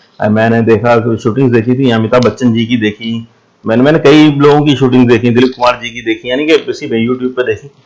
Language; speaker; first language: Urdu; non-native, fluent; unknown